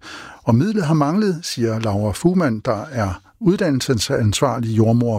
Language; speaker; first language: Danish; native; Danish